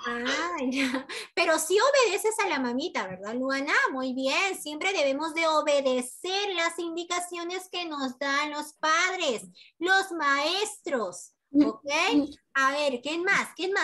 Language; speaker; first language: Spanish; native; Spanish